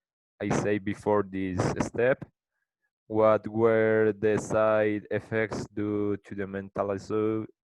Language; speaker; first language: English; non-native, learner; Spanish